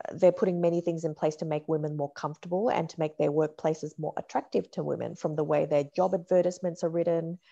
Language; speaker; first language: English; native; English